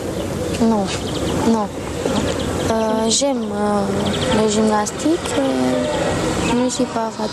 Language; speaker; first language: French; non-native, learner; Romanian